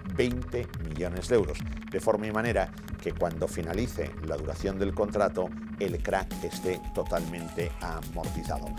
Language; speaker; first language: Spanish; native; Spanish